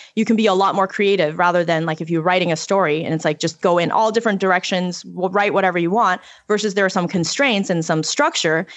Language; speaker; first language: English; early bilingual, other home language; Chinese